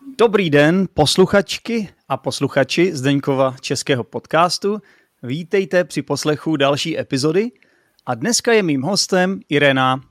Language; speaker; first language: Czech; native; Czech